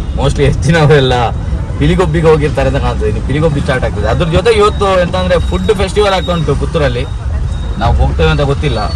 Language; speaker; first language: Kannada; non-native, local second language; Tulu